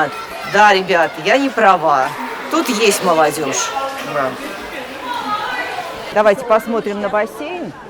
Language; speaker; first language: Russian; native; Russian